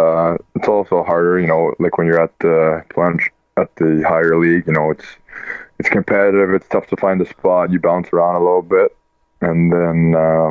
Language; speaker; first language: English; native; English